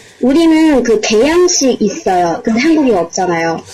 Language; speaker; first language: Korean; non-native, learner; Chinese